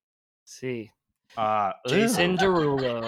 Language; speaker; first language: Spanish; non-native, fluent; English